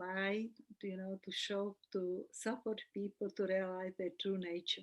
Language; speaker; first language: English; non-native, fluent; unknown